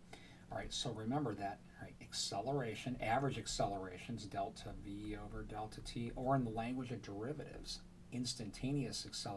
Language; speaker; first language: English; native; English